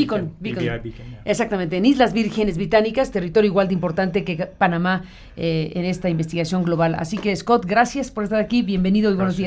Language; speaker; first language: Spanish; native; Spanish